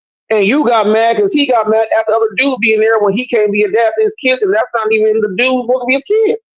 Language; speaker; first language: English; native; English